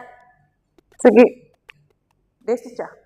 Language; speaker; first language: Japanese; non-native, fluent; Indonesian